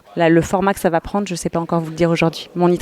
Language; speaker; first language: French; native; French